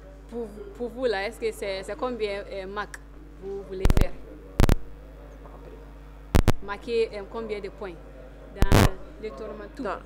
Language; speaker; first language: French; non-native, learner; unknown